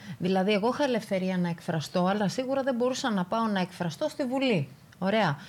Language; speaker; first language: Greek; native; Greek